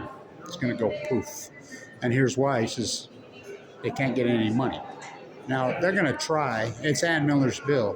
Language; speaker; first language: English; native; English